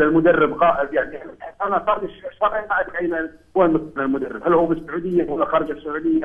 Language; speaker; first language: Arabic; native; Arabic